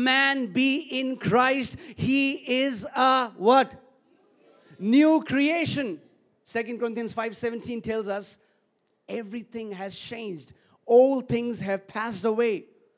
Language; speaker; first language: English; non-native, local second language; Hindi